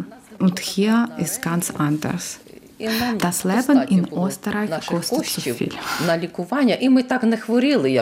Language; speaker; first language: German; non-native, learner; Ukrainian